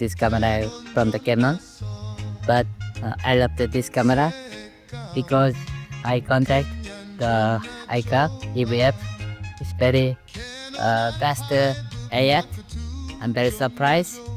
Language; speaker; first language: English; non-native, learner; Korean